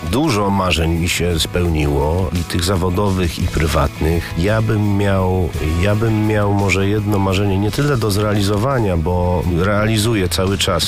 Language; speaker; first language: Polish; native; Polish